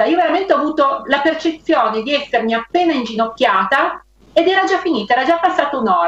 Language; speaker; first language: Italian; native; Italian